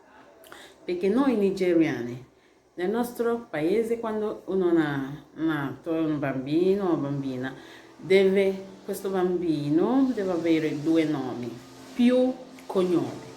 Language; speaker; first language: Italian; non-native, learner; Igbo